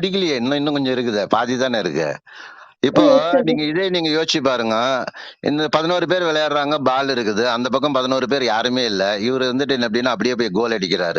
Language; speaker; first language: Tamil; native; Tamil